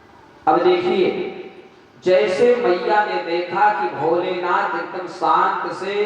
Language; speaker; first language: Hindi; native; Hindi